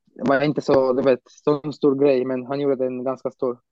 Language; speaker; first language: Swedish; non-native, fluent; Romanian